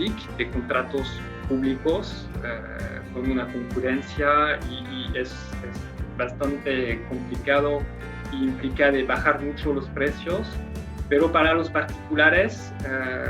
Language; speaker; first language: Spanish; non-native, fluent; French